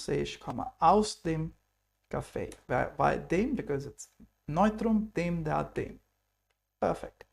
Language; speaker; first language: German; non-native, fluent; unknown